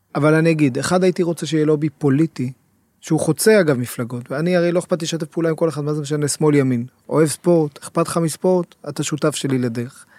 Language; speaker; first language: Hebrew; native; Hebrew